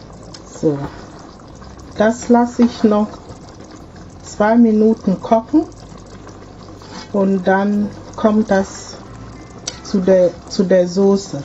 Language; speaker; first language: German; non-native, fluent; Akan